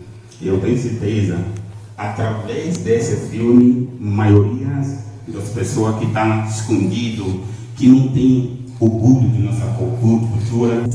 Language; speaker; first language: Portuguese; non-native, learner; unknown